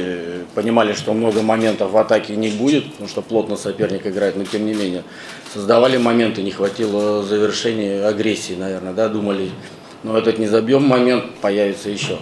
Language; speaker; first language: Russian; native; Russian